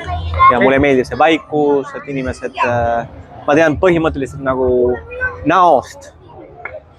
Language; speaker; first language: Estonian; non-native, fluent; Spanish